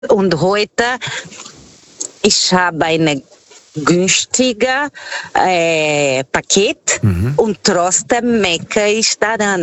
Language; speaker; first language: German; non-native, learner; Portuguese